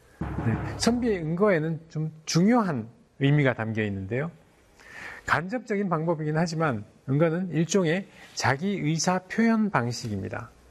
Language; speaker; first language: Korean; native; Korean